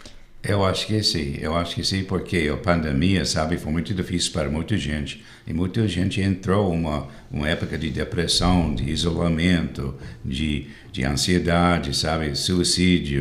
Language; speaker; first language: Portuguese; non-native, fluent; English